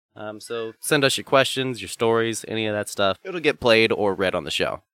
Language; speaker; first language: English; native; English